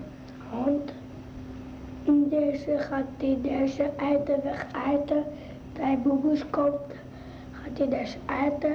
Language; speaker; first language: Dutch; early bilingual, other home language; Arabic